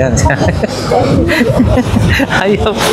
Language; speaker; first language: Filipino; native; Filipino